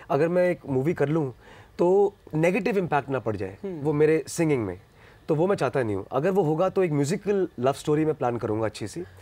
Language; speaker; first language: Hindi; non-native, local second language; Punjabi